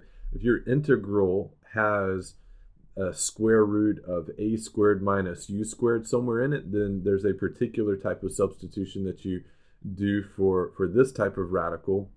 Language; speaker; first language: English; native; English